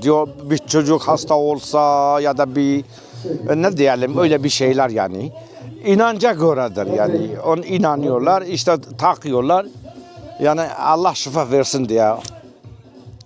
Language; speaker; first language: Turkish; non-native, local second language; Kurdish